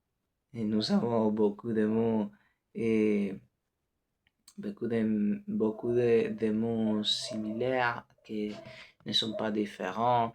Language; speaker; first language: French; non-native, learner; Spanish